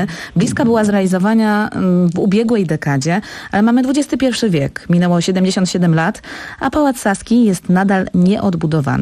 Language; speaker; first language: Polish; native; Polish